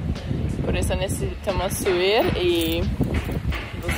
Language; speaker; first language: Spanish; non-native, learner; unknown